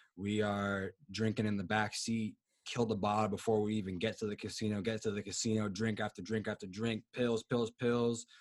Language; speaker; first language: English; native; English